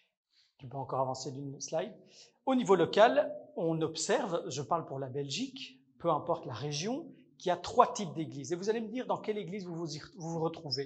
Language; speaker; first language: French; native; French